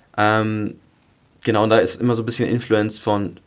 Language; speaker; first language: German; early bilingual, other home language; Greek